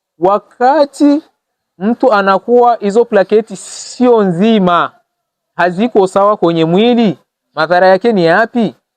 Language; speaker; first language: Swahili; non-native, local second language; Rundi